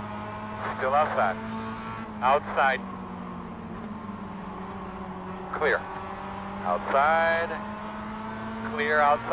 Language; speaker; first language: English; native; English